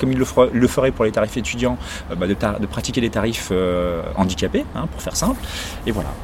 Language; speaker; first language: French; native; French